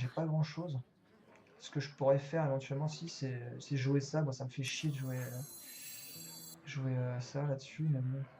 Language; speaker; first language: French; native; French